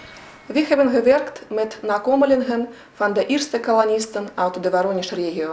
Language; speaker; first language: Dutch; non-native, fluent; Russian